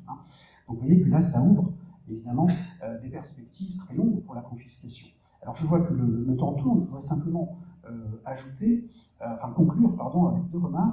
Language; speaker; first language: French; native; French